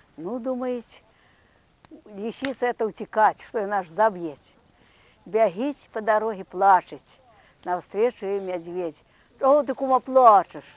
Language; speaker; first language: Ukrainian; native; Ukrainian